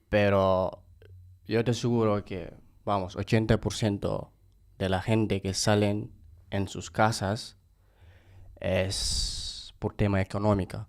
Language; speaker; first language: Spanish; non-native, fluent; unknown